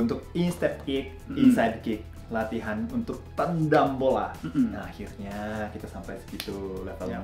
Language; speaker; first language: Indonesian; non-native, fluent; Japanese